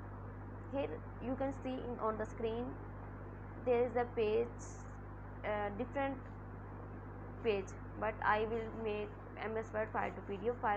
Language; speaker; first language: English; non-native, local second language; Urdu